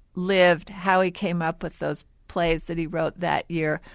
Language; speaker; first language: English; native; English